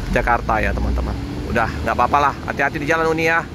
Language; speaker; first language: Indonesian; native; Indonesian